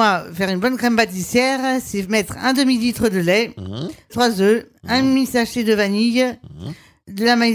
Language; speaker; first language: French; native; French